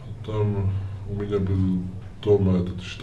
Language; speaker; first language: Russian; non-native, fluent; Georgian